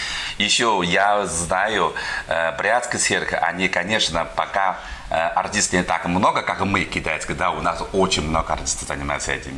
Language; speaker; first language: Russian; non-native, learner; Chinese